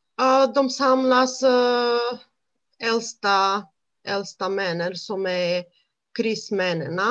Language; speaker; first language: Swedish; non-native, fluent; Romany